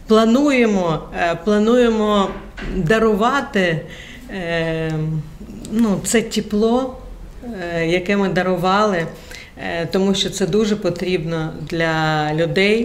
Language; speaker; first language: Ukrainian; non-native, local second language; Russian